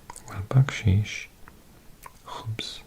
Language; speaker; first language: Arabic; non-native, learner; English